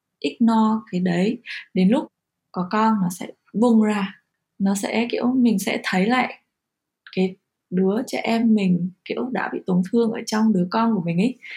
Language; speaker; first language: Vietnamese; early bilingual, heritage; Vietnamese